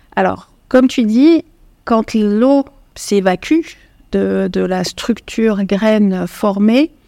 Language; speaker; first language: French; non-native, local second language; Arabic